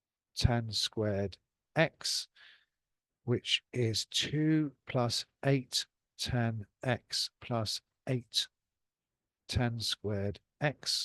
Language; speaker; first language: English; native; English